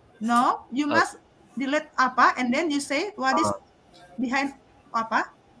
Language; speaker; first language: English; non-native, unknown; Indonesian